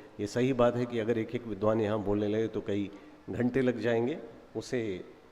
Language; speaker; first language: Hindi; native; Hindi